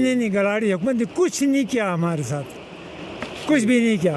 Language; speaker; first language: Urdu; non-native, local second language; Shina